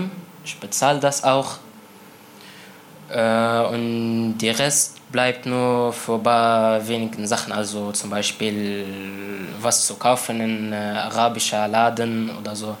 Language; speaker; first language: German; non-native, learner; Arabic